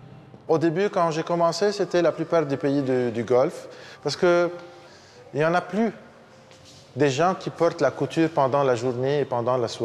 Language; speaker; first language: French; non-native, local second language; Arabic